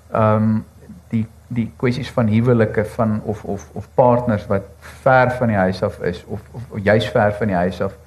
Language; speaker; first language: Afrikaans; native; Afrikaans